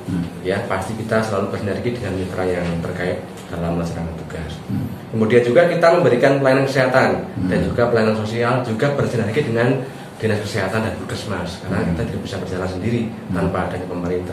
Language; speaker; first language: Indonesian; native; Indonesian